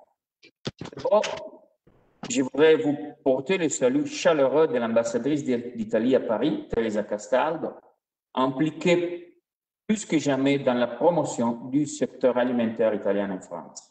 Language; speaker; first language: French; non-native, fluent; Italian